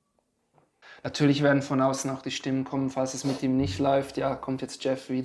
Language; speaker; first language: German; native; German